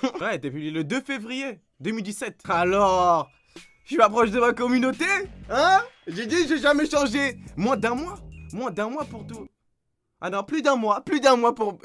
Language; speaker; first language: French; native; French